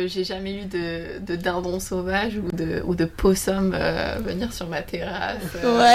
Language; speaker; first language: French; native; French